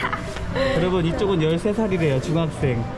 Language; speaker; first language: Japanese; non-native, learner; Korean